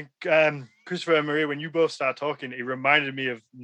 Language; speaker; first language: English; native; English